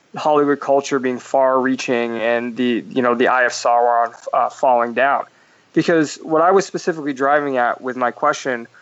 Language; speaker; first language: English; native; English